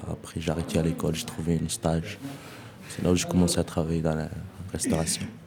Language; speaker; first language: French; non-native, local second language; Arabic